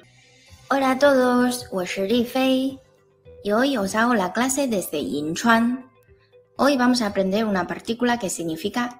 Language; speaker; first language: Spanish; non-native, fluent; Chinese